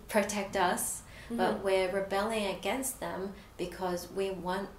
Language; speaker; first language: English; native; English